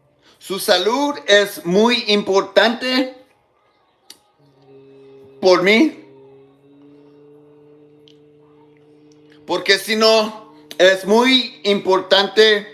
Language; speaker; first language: Spanish; non-native, learner; English